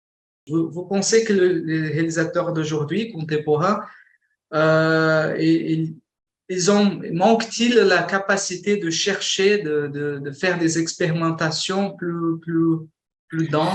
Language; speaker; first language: French; non-native, fluent; Portuguese